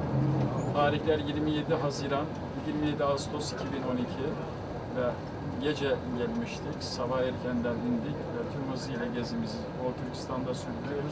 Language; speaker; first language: Turkish; native; Turkish